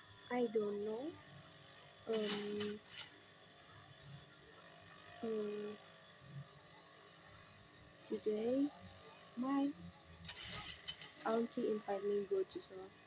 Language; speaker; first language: English; non-native, learner; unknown